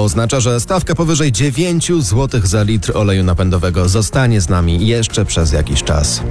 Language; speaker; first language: Polish; native; Polish